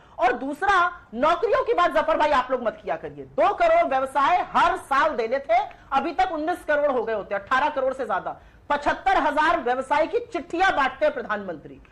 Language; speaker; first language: Hindi; native; Hindi